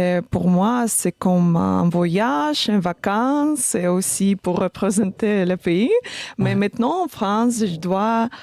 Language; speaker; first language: French; non-native, learner; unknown